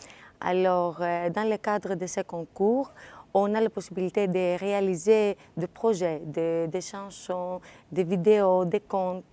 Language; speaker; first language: French; non-native, fluent; Greek